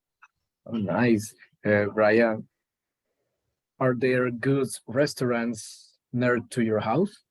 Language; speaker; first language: English; non-native, learner; Spanish